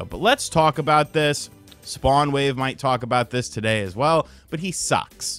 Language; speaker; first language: English; native; English